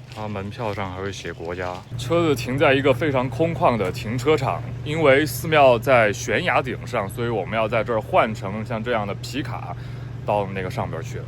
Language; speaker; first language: Chinese; native; Chinese